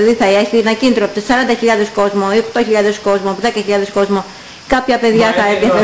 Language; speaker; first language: Greek; native; Greek